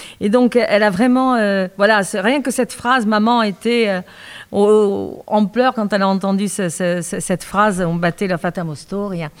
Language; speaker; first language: French; native; French